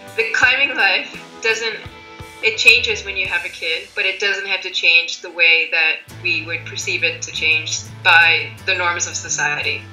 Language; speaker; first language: English; native; English